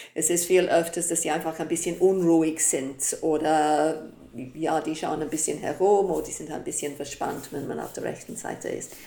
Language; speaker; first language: German; non-native, fluent; English